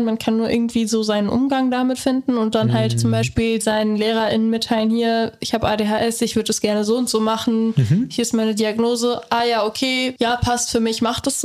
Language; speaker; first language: German; native; German